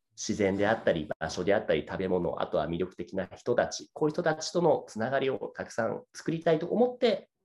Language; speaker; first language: Japanese; native; Japanese